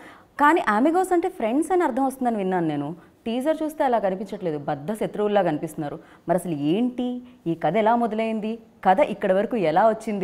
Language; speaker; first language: Telugu; native; Telugu